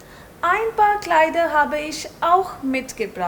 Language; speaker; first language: German; non-native, learner; Hindi